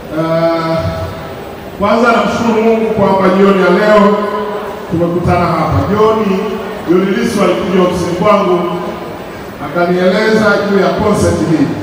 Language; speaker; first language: Swahili; native; Swahili